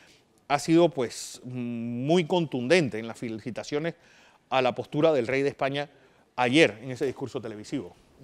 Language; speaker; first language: Spanish; native; Spanish